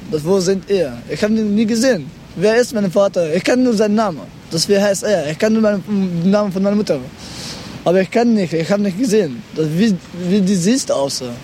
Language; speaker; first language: German; non-native, learner; Pashto